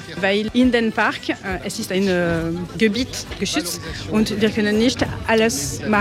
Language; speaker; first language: German; non-native, learner; French